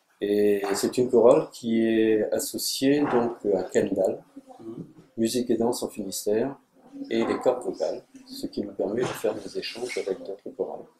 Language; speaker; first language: French; native; French